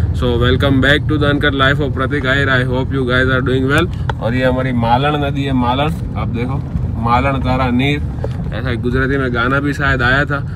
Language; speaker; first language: Hindi; non-native, local second language; Gujarati